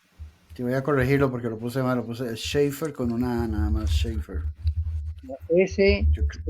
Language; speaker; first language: Spanish; native; Spanish